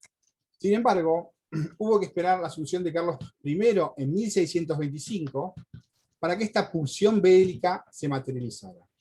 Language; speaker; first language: Spanish; native; Spanish